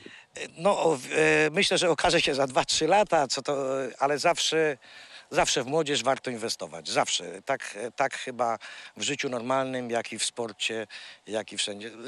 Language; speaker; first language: Polish; native; Polish